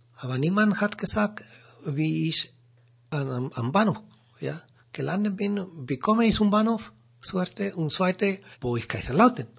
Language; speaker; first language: German; non-native, learner; Spanish